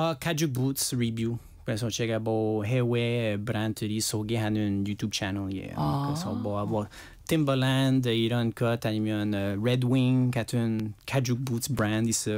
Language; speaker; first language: Korean; non-native, learner; French